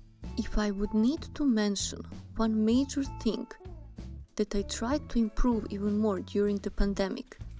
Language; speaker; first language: English; non-native, fluent; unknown